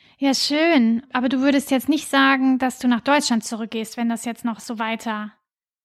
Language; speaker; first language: German; native; German